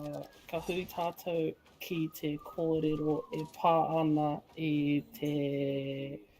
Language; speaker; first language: Māori; non-native, local second language; English